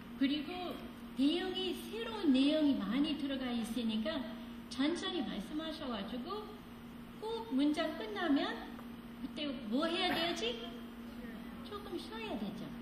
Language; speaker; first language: Korean; non-native, fluent; English